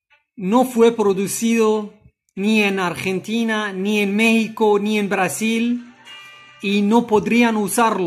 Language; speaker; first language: Spanish; non-native, fluent; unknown